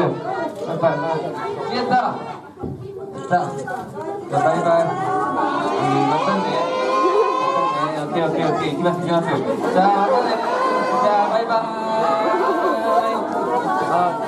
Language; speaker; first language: Japanese; non-native, learner; Korean